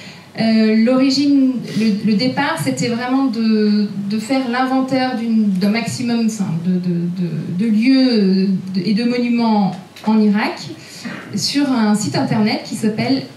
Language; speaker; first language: French; native; French